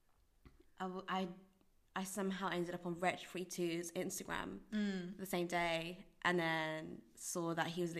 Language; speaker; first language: English; native; English